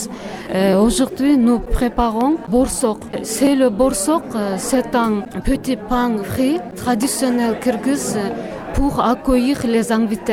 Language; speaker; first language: French; non-native, learner; Kyrgyz